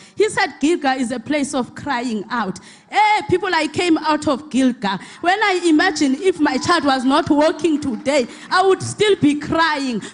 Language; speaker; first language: English; non-native, local second language; Xhosa